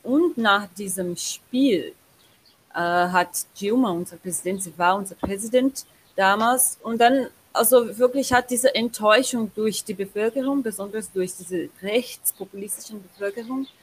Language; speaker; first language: German; non-native, learner; Portuguese